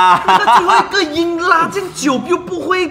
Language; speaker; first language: Chinese; native; Chinese